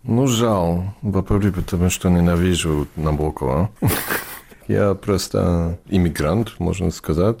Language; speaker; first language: Russian; non-native, fluent; English